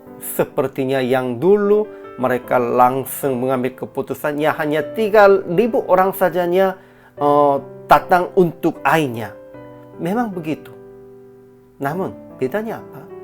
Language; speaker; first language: Indonesian; non-native, fluent; Korean